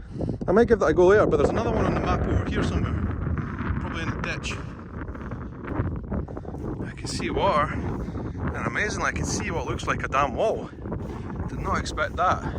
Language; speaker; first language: English; native; English